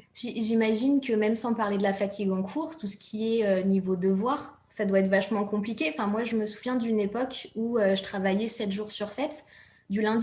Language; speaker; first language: French; native; French